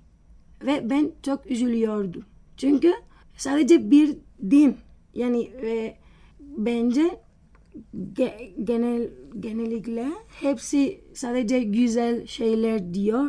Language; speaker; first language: Turkish; non-native, learner; Spanish